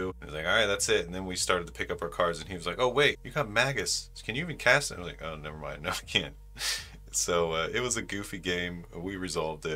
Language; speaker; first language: English; native; English